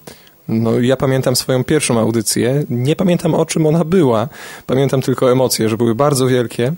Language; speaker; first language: Polish; native; Polish